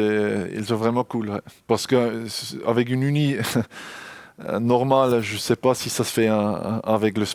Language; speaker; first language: French; non-native, local second language; German